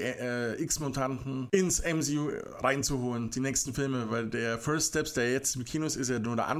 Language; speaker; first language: German; native; German